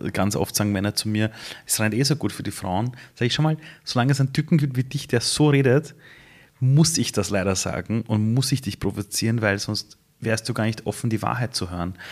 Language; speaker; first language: German; early bilingual, other home language; Persian